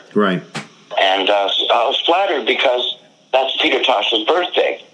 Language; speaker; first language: English; native; English